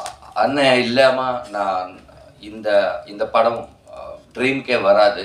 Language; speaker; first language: Tamil; non-native, learner; Telugu